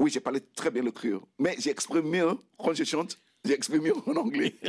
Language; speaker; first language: French; non-native, fluent; Krio